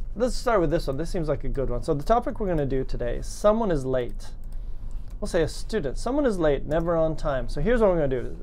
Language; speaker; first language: English; native; English